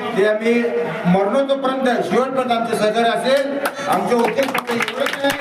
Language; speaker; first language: Marathi; non-native, local second language; Kannada